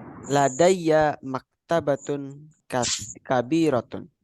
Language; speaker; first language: Arabic; non-native, fluent; Indonesian